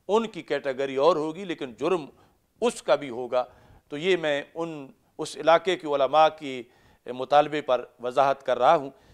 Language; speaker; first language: Urdu; native; Urdu